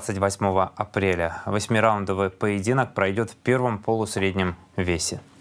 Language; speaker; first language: Russian; native; Russian